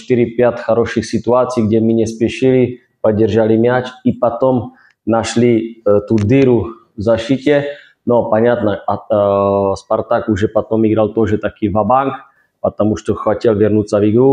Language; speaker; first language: Russian; non-native, fluent; Czech